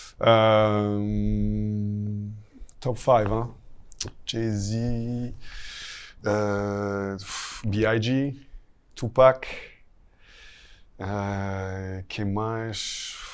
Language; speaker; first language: Portuguese; non-native, fluent; French